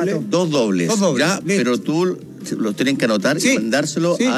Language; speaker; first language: Spanish; native; Spanish